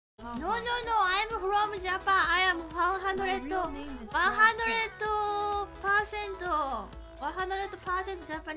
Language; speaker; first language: English; non-native, learner; Japanese